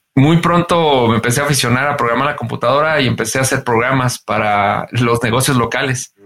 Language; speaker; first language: Spanish; native; Spanish